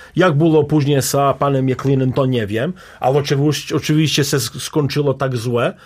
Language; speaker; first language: Polish; non-native, learner; Serbian